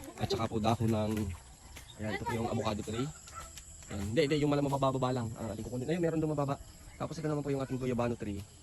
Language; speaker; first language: Filipino; native; Filipino